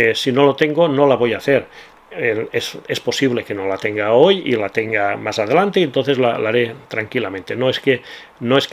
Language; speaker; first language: Spanish; non-native, local second language; Catalan